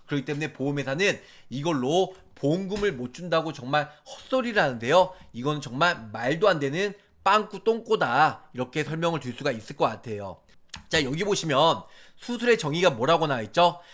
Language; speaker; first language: Korean; native; Korean